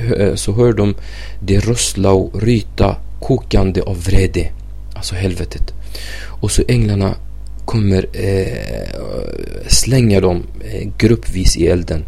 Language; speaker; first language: Swedish; non-native, fluent; Arabic